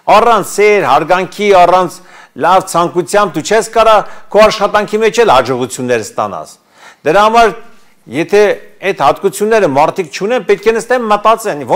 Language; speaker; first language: Armenian; native; Armenian